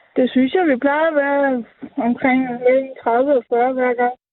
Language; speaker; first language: Danish; non-native, local second language; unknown